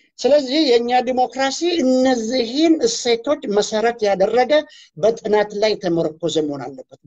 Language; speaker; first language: Amharic; non-native, local second language; Oromo